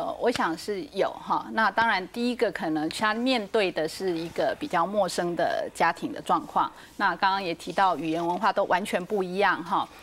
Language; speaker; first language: Chinese; native; Chinese